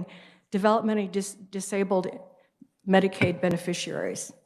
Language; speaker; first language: English; native; English